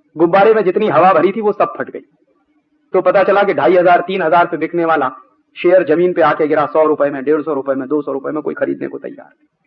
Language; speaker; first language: Hindi; native; Hindi